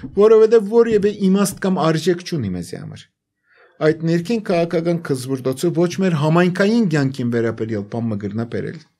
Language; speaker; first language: Armenian; native; Armenian